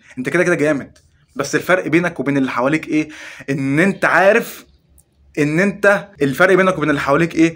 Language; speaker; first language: Arabic; native; Arabic